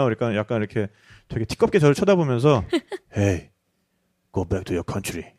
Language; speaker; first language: Korean; native; Korean